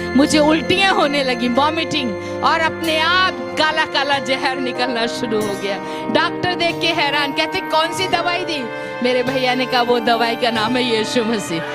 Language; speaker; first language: Hindi; native; Hindi